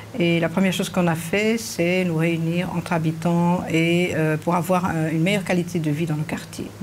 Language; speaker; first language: French; early bilingual, other home language; Arabic